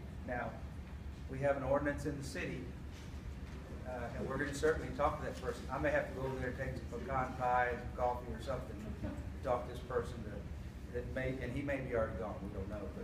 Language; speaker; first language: English; early bilingual, other home language; Spanish